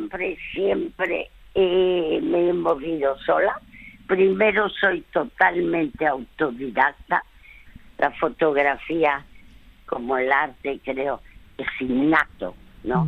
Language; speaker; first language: Spanish; early bilingual, other home language; French